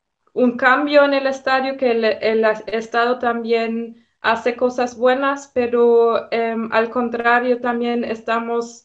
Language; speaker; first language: Spanish; non-native, fluent; German